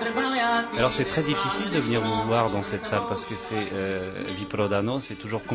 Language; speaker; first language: French; native; French